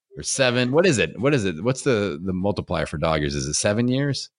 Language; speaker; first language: English; native; English